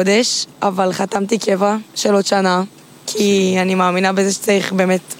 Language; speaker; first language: Hebrew; native; Hebrew